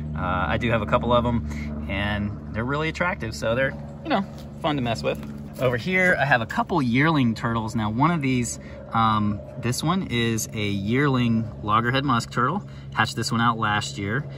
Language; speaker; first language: English; native; English